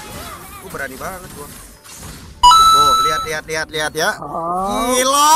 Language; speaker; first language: Indonesian; native; Indonesian